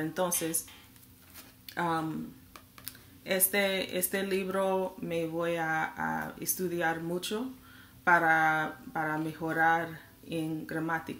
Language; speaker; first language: Spanish; non-native, learner; English